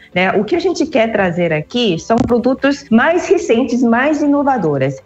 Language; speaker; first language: Portuguese; non-native, fluent; Korean